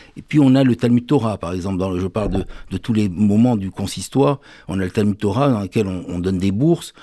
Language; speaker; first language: French; native; French